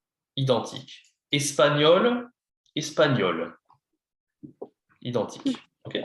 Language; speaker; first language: French; non-native, fluent; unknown